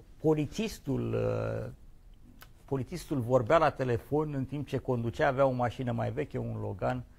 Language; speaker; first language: Romanian; native; Romanian